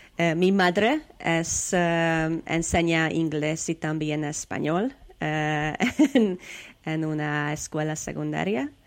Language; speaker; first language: Spanish; non-native, learner; Hungarian